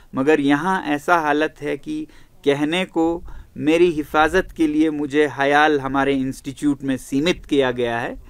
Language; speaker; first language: Hindi; non-native, local second language; Ladakhi